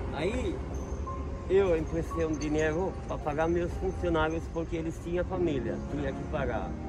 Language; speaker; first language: Portuguese; non-native, fluent; Turkish